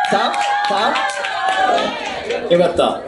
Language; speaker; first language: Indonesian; non-native, learner; Japanese